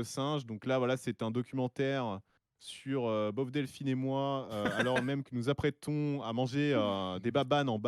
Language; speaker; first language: French; native; French